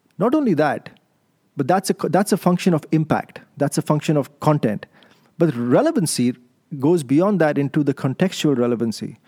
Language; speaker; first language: English; non-native, local second language; Hindi